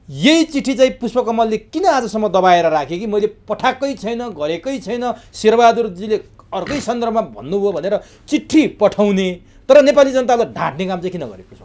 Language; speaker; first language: Nepali; native; Nepali